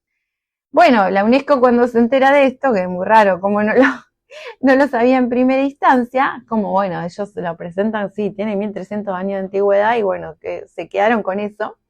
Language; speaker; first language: Spanish; native; Spanish